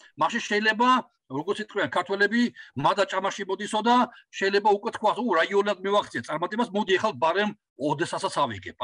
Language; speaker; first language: Georgian; native; Georgian